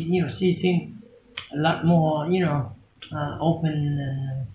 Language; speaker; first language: English; non-native, fluent; Vietnamese